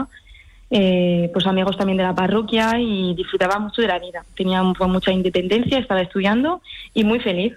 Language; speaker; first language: Spanish; early bilingual, heritage; French